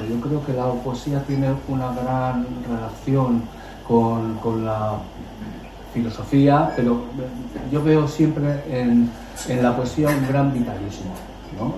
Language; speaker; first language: Spanish; native; Spanish